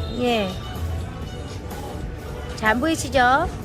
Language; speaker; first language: Korean; non-native, learner; Vietnamese